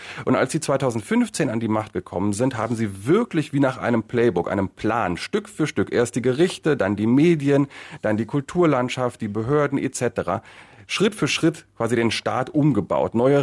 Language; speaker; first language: German; native; German